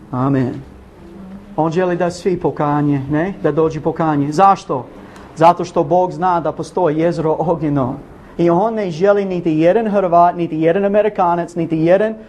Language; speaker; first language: Bosnian; non-native, learner; English